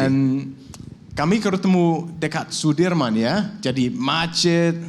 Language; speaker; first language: Indonesian; non-native, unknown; Danish